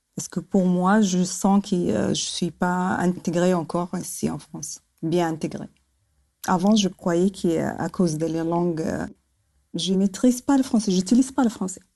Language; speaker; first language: French; non-native, local second language; Arabic